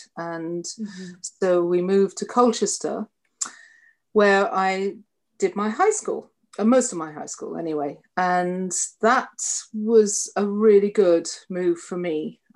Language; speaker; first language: English; native; English